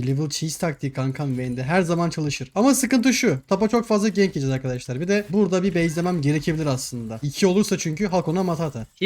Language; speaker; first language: Turkish; native; Turkish